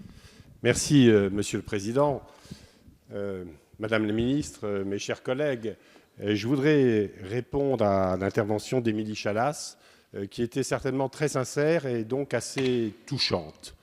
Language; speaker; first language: French; native; French